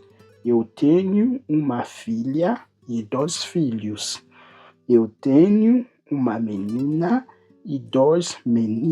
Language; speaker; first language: Portuguese; non-native, learner; Haitian Creole